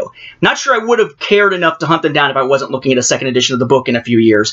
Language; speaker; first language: English; native; English